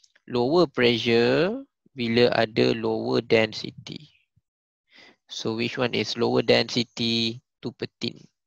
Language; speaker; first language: English; non-native, local second language; Malay